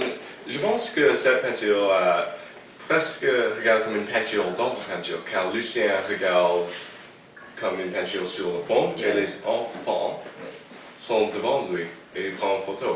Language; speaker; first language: French; non-native, learner; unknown